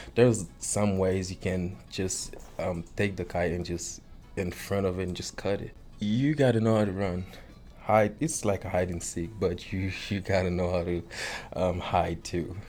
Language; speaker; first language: English; non-native, fluent; Haitian Creole